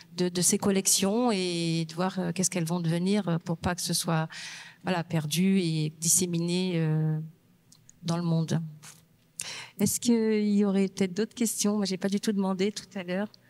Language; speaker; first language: French; non-native, local second language; Berber languages